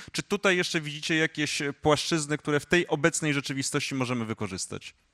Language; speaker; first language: Polish; native; Polish